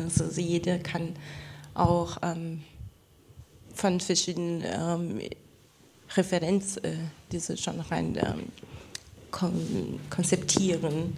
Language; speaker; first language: German; non-native, fluent; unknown